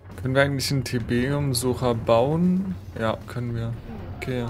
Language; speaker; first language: German; native; German